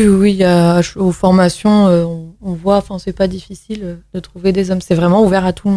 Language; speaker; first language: French; native; French